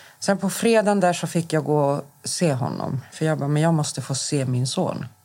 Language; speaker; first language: Swedish; native; Swedish